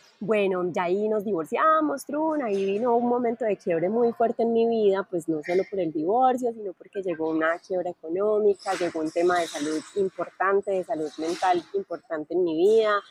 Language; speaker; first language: Spanish; native; Spanish